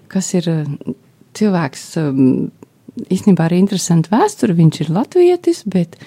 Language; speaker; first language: Latvian; native; Latvian